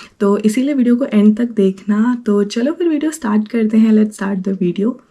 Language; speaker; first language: Hindi; native; Hindi